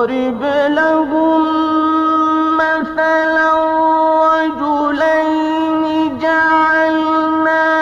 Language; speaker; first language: Arabic; native; Arabic